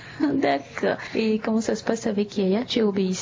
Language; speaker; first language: French; native; French